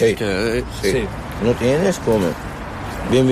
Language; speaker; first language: Spanish; non-native, learner; Arabic